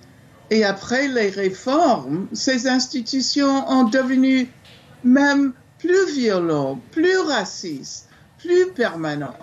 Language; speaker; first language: French; non-native, fluent; English